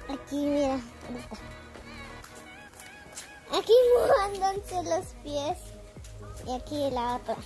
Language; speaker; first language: Spanish; early bilingual, heritage; Spanish